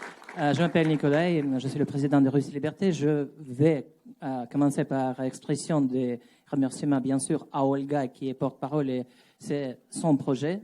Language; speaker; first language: French; non-native, fluent; Russian